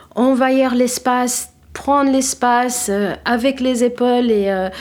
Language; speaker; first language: French; non-native, fluent; English